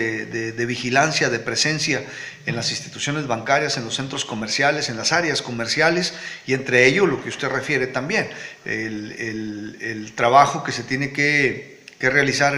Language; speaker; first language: Spanish; native; Spanish